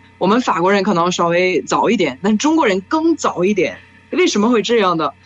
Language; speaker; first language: Chinese; non-native, fluent; French